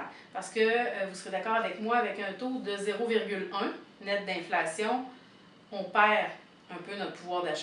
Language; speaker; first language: French; native; French